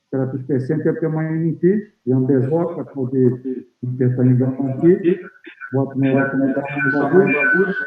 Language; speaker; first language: Indonesian; non-native, fluent; Portuguese